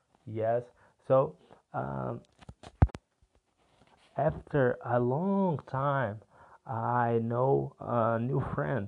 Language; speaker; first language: English; non-native, learner; Portuguese